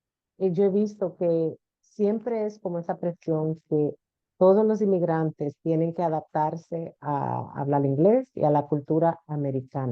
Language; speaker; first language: Spanish; early bilingual, heritage; Spanish